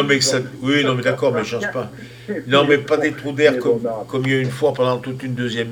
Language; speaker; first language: French; native; French